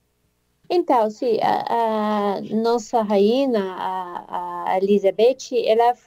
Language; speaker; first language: Portuguese; non-native, fluent; English